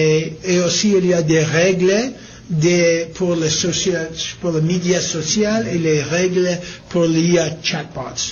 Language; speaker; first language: French; non-native, learner; English